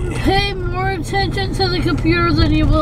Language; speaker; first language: English; native; English